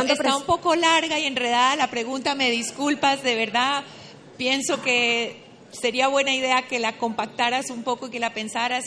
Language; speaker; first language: Spanish; native; Spanish